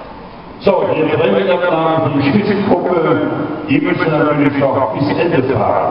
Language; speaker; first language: German; native; German